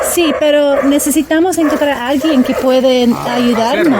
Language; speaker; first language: Spanish; non-native, learner; English